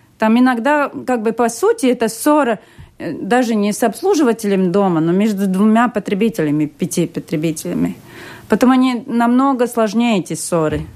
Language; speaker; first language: Russian; non-native, local second language; Latvian